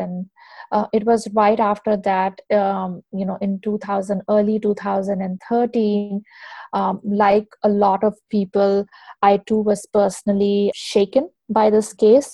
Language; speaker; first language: English; non-native, local second language; Hindi